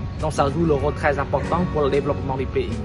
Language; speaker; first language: French; non-native, fluent; Khmer